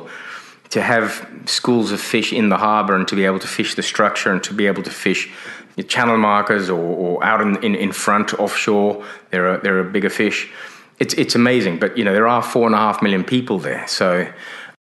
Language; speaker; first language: English; native; English